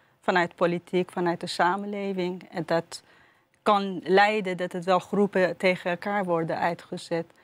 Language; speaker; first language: Dutch; non-native, fluent; Persian